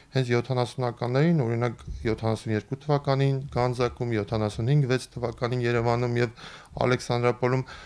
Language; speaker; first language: Armenian; native; Armenian